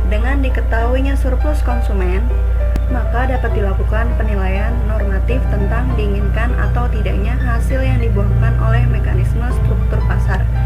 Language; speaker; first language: Indonesian; native; Indonesian